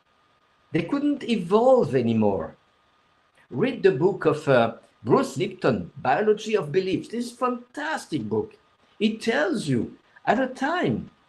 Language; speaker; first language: English; non-native, fluent; French